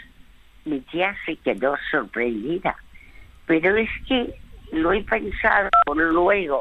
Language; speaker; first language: Spanish; early bilingual, other home language; French